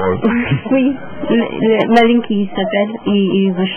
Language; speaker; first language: French; non-native, learner; English